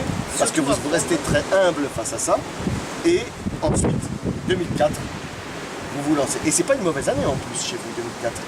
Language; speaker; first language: French; native; French